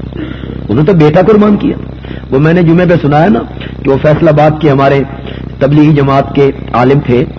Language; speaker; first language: Urdu; non-native, local second language; Punjabi